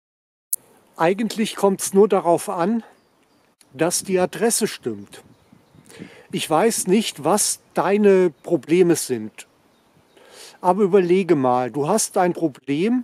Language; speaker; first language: German; native; German